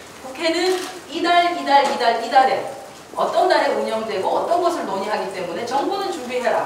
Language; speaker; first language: Korean; native; Korean